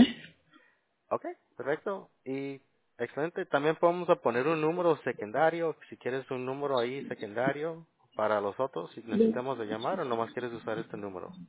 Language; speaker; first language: Spanish; early bilingual, heritage; Spanish